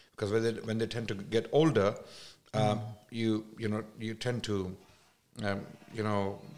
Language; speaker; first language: English; non-native, local second language; Urdu